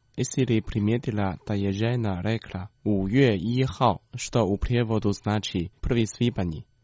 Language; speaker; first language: Croatian; non-native, fluent; Chinese